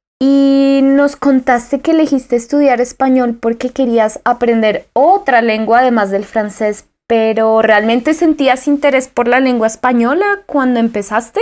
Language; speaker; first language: Spanish; native; Spanish